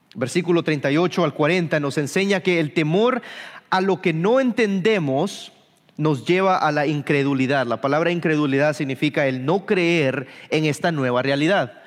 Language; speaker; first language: Spanish; early bilingual, heritage; Spanish